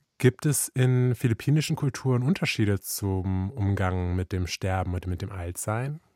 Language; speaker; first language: German; native; German